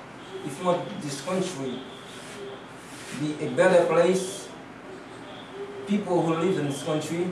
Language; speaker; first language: English; non-native, learner; Haitian Creole